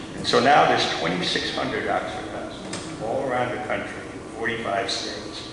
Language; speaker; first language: English; native; English